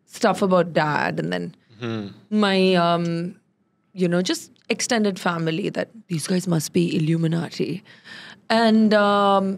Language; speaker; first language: English; non-native, local second language; Tamil